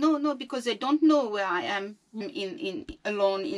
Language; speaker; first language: English; non-native, learner; French